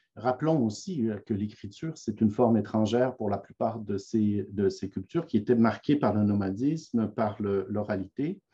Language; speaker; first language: French; native; French